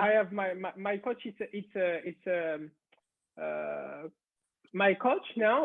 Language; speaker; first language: English; non-native, learner; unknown